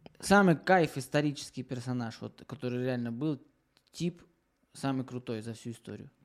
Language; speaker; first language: Russian; native; Russian